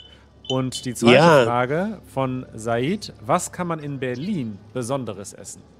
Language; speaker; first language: German; native; German